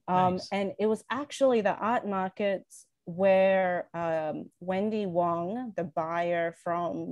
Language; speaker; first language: English; native; English